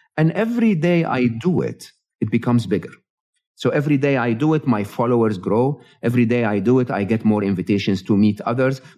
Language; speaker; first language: English; non-native, fluent; Arabic